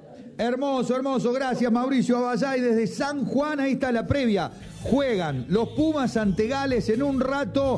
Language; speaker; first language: Spanish; native; Spanish